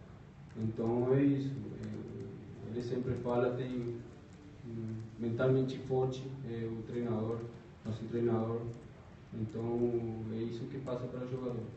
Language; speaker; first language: Portuguese; non-native, fluent; Spanish